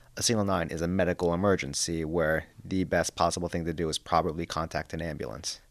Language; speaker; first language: English; native; English